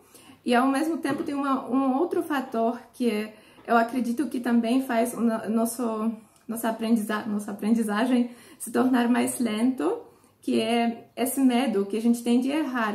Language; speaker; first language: Portuguese; non-native, fluent; Polish